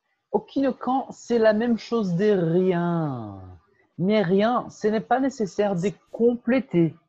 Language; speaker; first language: French; non-native, fluent; Portuguese